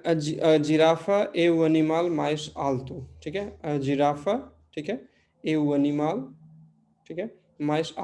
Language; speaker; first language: Portuguese; non-native, fluent; Hindi